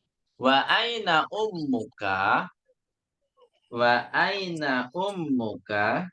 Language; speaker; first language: Arabic; non-native, fluent; Indonesian